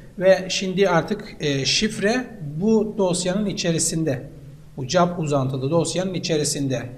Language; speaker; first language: Turkish; native; Turkish